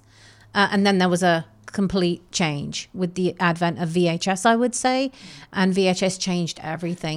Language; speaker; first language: English; native; English